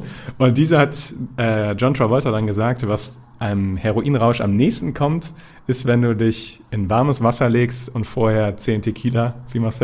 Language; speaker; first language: German; native; German